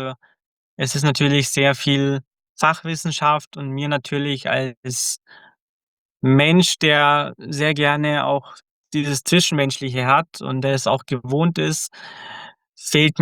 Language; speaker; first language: German; early bilingual, other home language; Croatian